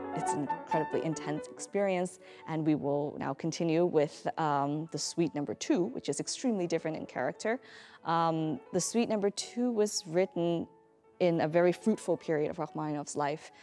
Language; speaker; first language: English; native; English